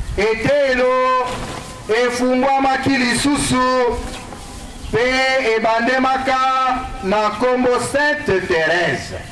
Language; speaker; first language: Lingala; native; Lingala